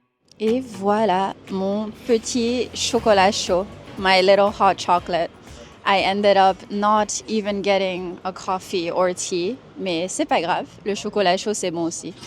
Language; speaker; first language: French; non-native, fluent; English